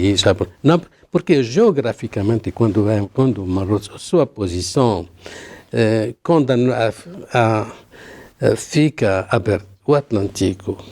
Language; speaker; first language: Portuguese; non-native, learner; Arabic